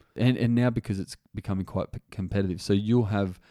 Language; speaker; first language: English; native; English